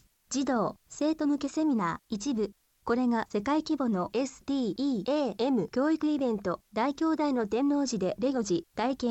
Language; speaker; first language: Japanese; native; Japanese